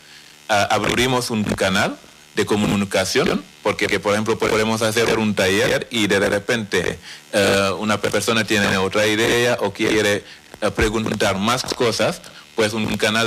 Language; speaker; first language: Spanish; non-native, fluent; Wolof